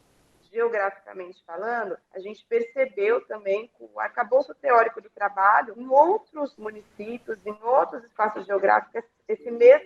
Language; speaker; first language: Portuguese; native; Portuguese